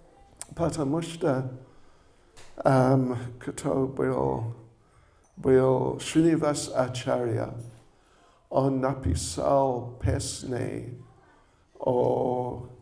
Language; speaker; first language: Russian; non-native, learner; English